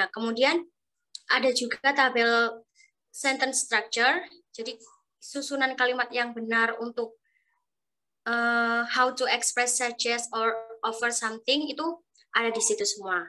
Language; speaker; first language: Indonesian; native; Indonesian